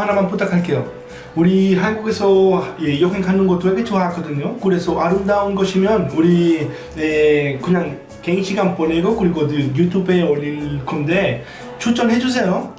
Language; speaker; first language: Korean; non-native, fluent; Spanish